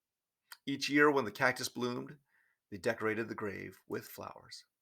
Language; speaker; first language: English; native; English